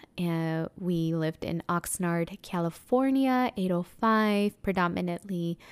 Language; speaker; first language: English; early bilingual, other home language; Spanish